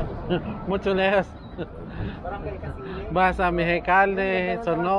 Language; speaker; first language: Spanish; non-native, learner; Filipino